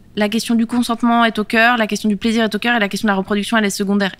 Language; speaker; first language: French; native; French